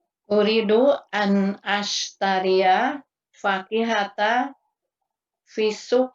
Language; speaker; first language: Arabic; non-native, learner; Indonesian